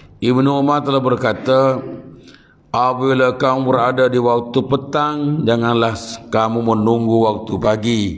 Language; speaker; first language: Malay; native; Malay